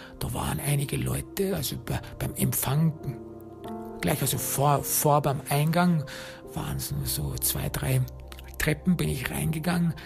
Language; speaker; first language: German; early bilingual, other home language; Turkish